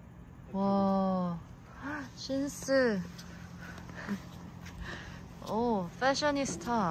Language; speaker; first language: Korean; native; Korean